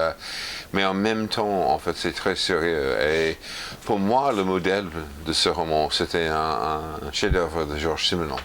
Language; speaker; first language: French; non-native, fluent; English